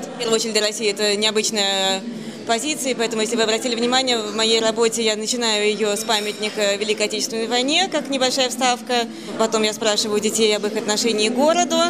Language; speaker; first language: Russian; non-native, fluent; German